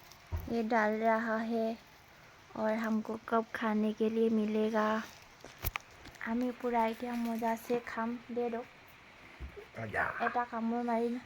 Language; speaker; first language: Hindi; non-native, local second language; Assamese